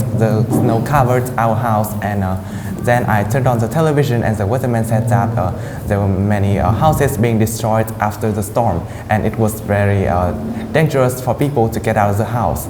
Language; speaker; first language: English; non-native, fluent; Vietnamese